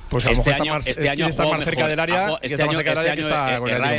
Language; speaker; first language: Spanish; native; Spanish